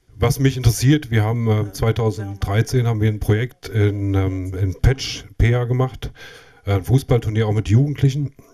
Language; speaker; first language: German; native; German